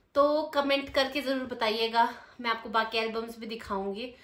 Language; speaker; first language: Hindi; native; Hindi